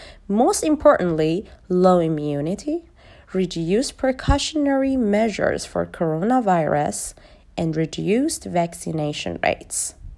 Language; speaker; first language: English; non-native, fluent; Persian